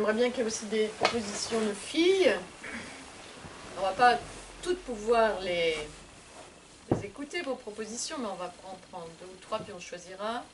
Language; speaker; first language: French; native; French